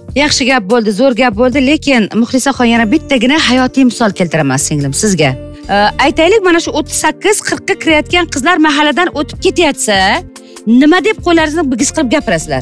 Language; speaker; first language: Uzbek; native; Uzbek